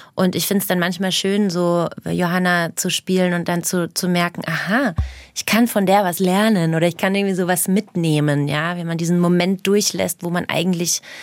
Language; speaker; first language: German; native; German